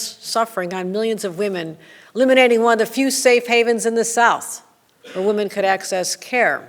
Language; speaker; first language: English; native; English